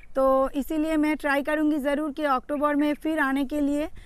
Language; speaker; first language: Hindi; non-native, local second language; Bangla